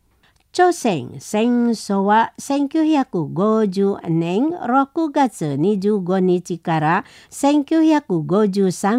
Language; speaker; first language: Japanese; non-native, learner; Indonesian